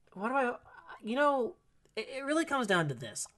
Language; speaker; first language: English; native; English